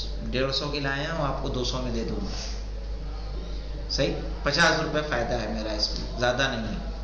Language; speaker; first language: Urdu; native; Urdu